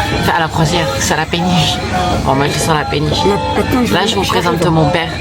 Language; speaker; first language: French; native; French